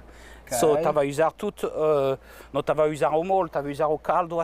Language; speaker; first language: Portuguese; non-native, learner; French